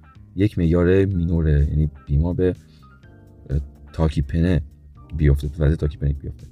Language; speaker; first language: Persian; native; Persian